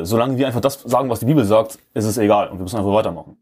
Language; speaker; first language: German; native; German